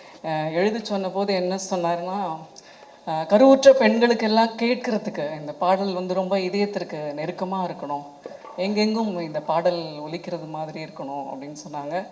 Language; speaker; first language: Tamil; native; Tamil